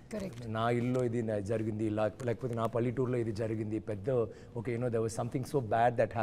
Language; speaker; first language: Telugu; non-native, learner; Tamil